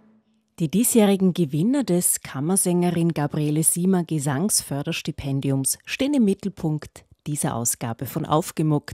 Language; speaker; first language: German; native; German